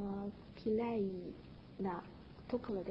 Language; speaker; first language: Japanese; non-native, learner; Chinese